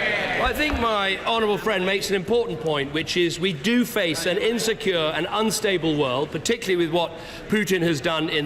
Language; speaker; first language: English; native; English